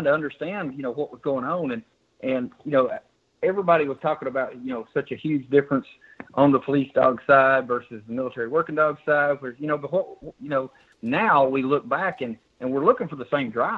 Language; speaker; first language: English; native; English